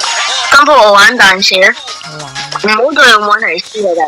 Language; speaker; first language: Chinese; early bilingual, heritage; Cantonese